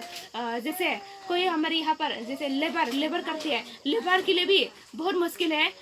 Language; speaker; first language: Hindi; non-native, local second language; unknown